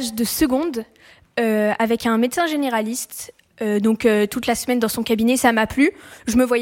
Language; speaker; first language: French; native; French